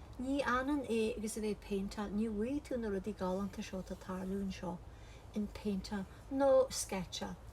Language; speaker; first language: Irish; native; Irish